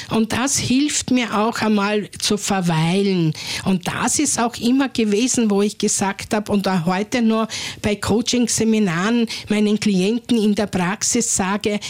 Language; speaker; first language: German; non-native, fluent; Slovenian